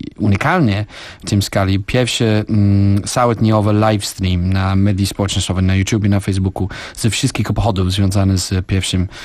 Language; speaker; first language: Polish; non-native, fluent; English